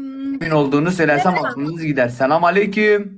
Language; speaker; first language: Turkish; native; Turkish